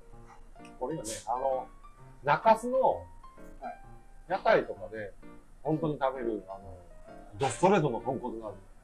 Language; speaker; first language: Japanese; native; Japanese